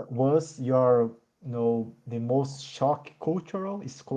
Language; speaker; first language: English; non-native, learner; Portuguese